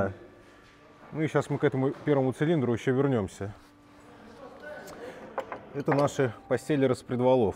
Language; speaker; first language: Russian; native; Russian